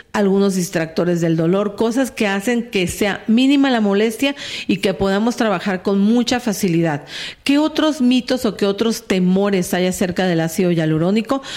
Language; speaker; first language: Spanish; native; Spanish